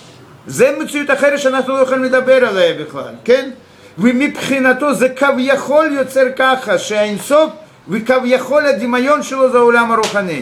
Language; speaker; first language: Hebrew; non-native, fluent; Russian